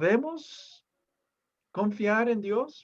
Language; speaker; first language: Spanish; non-native, fluent; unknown